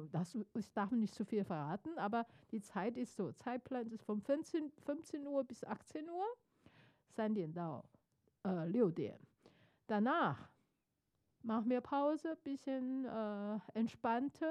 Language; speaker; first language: German; non-native, fluent; Chinese